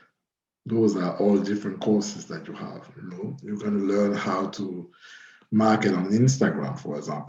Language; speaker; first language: English; non-native, fluent; French